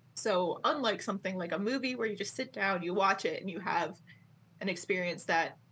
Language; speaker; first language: English; native; English